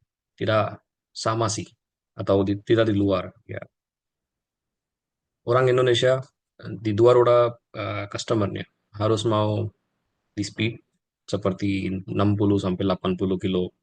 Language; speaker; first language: Indonesian; non-native, learner; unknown